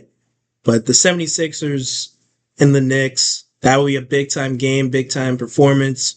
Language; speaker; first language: English; native; English